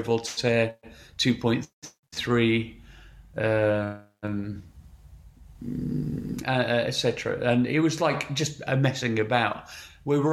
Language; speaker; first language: English; native; English